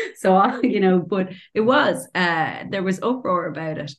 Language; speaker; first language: English; native; English